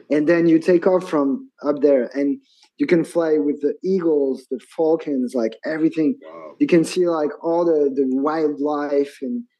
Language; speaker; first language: English; non-native, fluent; French